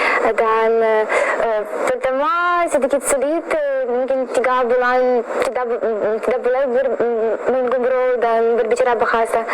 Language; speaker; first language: Indonesian; non-native, learner; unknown